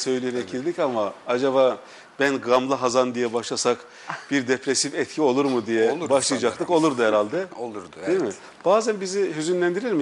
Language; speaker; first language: Turkish; native; Turkish